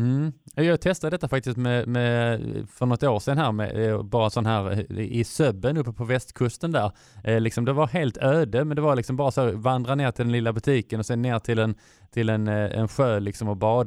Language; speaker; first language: Swedish; native; Swedish